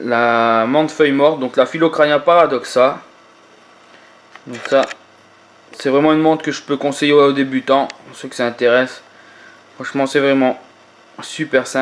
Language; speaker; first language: French; native; French